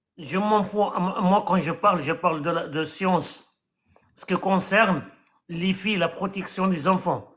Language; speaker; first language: French; non-native, local second language; Arabic